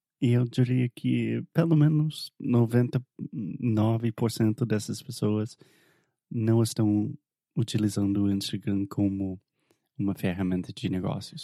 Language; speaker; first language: Portuguese; non-native, fluent; English